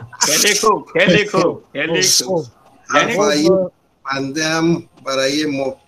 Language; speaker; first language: Persian; non-native, fluent; Urdu